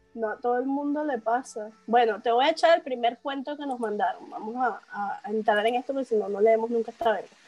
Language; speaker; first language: Spanish; native; Spanish